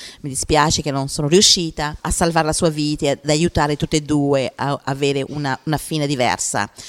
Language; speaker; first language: Italian; non-native, fluent; Portuguese